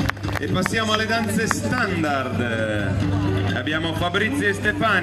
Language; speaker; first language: Italian; native; Italian